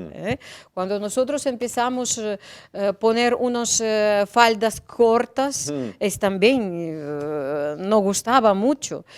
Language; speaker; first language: Spanish; non-native, learner; Ukrainian